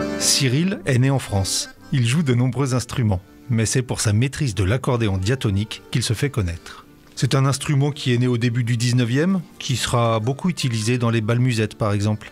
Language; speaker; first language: French; native; French